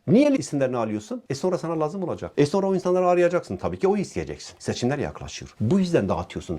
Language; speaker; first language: Turkish; non-native, local second language; Kurdish